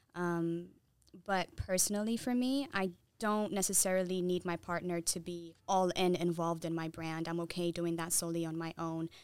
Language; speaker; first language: English; non-native, fluent; Tigrinya